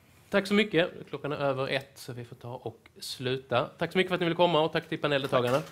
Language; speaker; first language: Swedish; native; Swedish